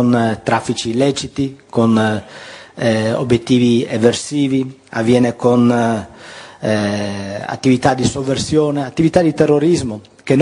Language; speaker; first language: Italian; native; Italian